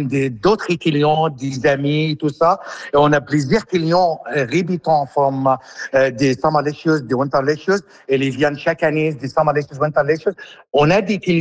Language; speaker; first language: French; native; French